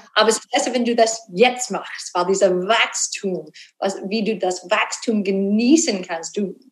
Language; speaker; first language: German; non-native, fluent; English